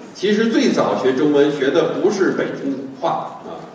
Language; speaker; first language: Chinese; non-native, fluent; English